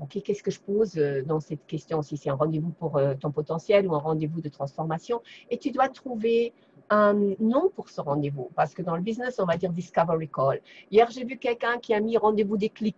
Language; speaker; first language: French; non-native, fluent; German